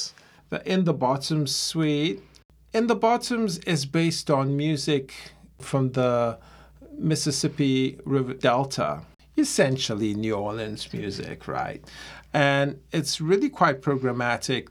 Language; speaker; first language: English; non-native, local second language; Ewe